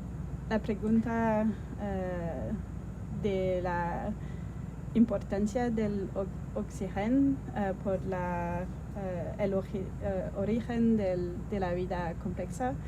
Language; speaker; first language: Spanish; non-native, learner; English